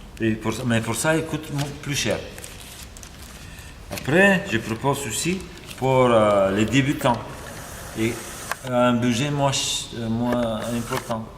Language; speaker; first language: French; non-native, fluent; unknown